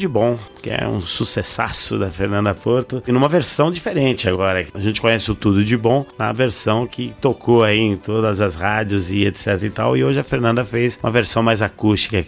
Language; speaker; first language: Portuguese; native; Portuguese